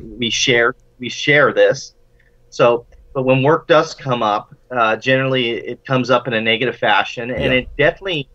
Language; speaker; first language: English; native; English